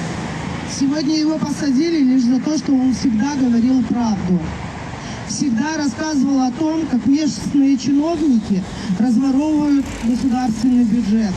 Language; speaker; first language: Russian; native; Russian